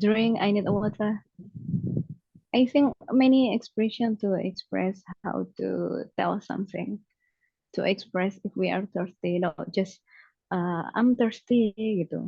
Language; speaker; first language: English; non-native, learner; Indonesian